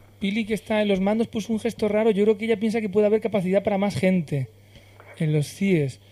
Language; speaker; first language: Spanish; native; Spanish